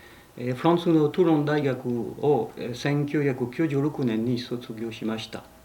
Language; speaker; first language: Japanese; non-native, fluent; French